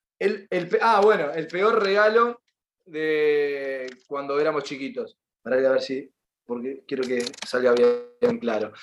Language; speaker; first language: Spanish; native; Spanish